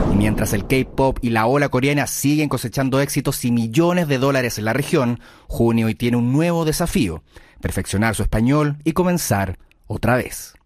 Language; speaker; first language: Spanish; native; Spanish